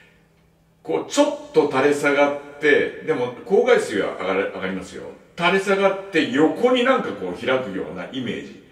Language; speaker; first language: Japanese; native; Japanese